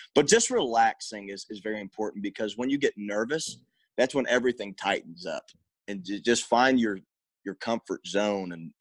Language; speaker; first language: English; native; English